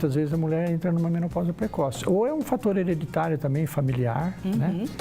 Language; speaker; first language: Portuguese; native; Portuguese